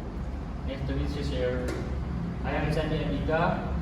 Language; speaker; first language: English; non-native, learner; Indonesian